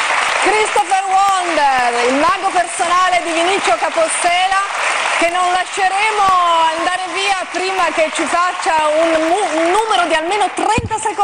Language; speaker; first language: Italian; native; Italian